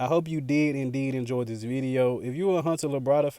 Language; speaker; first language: English; native; English